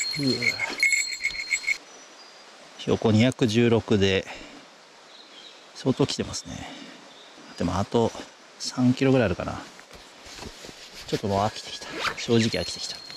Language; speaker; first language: Japanese; native; Japanese